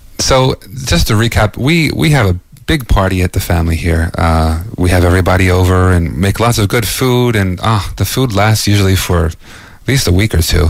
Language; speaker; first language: English; native; English